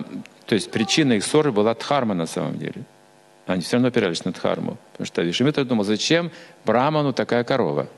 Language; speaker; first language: Russian; native; Russian